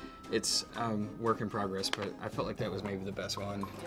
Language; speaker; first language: English; native; English